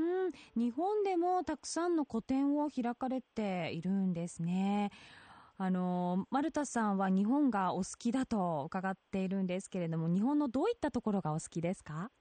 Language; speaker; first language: Japanese; native; Japanese